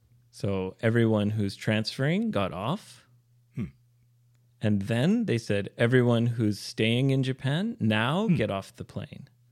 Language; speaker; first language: English; native; English